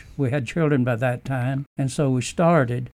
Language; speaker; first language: English; native; English